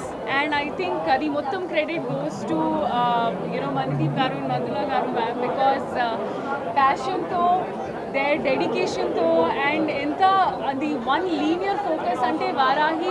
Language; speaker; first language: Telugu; non-native, local second language; Hindi